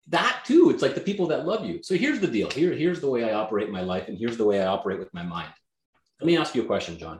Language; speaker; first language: English; non-native, fluent; Greek